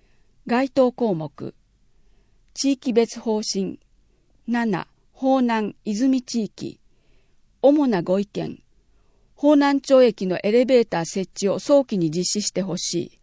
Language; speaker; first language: Japanese; native; Japanese